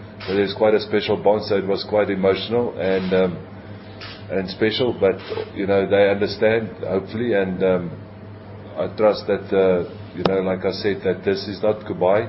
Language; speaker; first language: English; non-native, local second language; Afrikaans